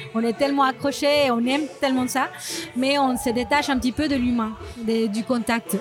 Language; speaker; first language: French; non-native, fluent; Spanish